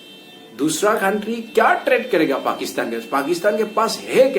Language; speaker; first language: Hindi; non-native, local second language; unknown